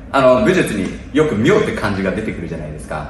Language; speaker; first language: Japanese; native; Japanese